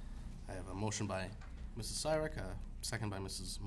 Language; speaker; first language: English; native; English